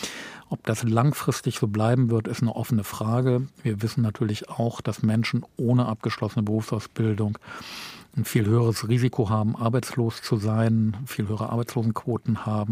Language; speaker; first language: German; native; German